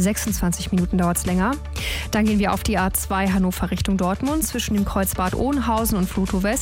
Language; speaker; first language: German; native; German